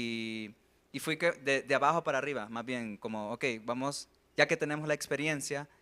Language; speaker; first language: Spanish; native; Spanish